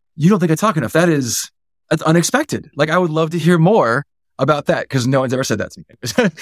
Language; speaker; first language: English; native; English